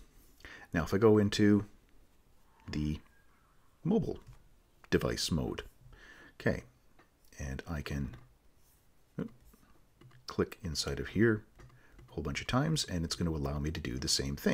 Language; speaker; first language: English; native; English